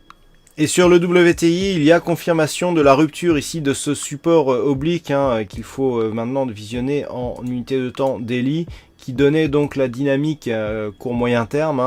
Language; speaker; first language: French; native; French